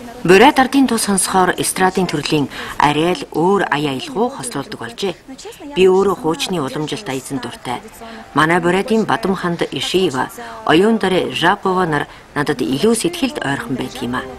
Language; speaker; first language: Mongolian; native; Mongolian